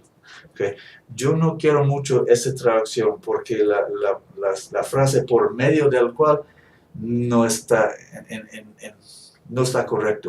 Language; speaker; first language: Spanish; non-native, fluent; English